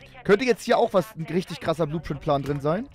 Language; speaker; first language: German; native; German